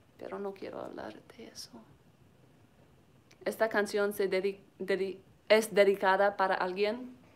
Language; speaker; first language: Spanish; non-native, learner; English